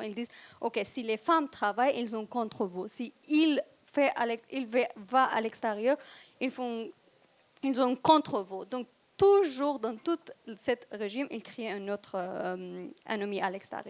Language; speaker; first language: French; non-native, fluent; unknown